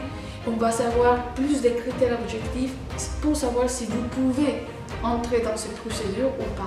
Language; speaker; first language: French; non-native, fluent; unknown